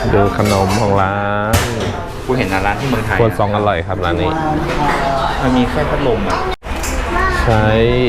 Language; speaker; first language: Thai; native; Thai